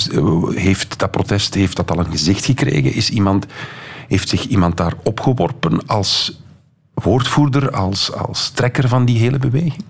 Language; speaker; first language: Dutch; native; Dutch